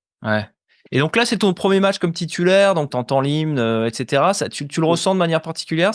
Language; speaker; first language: French; native; French